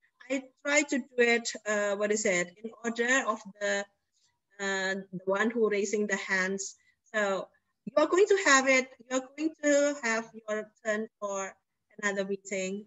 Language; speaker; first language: English; non-native, fluent; Indonesian